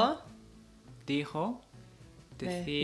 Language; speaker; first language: Spanish; non-native, fluent; English